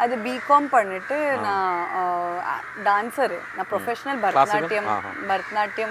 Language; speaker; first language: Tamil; non-native, fluent; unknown